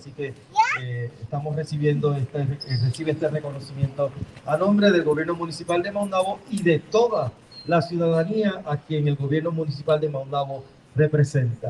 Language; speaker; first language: Spanish; native; Spanish